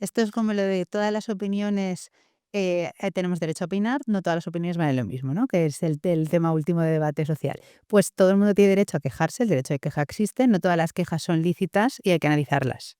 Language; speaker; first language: Spanish; native; Spanish